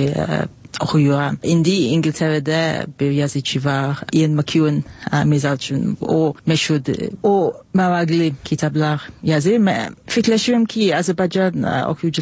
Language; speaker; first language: Azerbaijani; non-native, learner; English